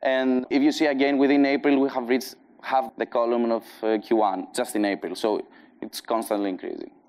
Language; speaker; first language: English; non-native, fluent; Greek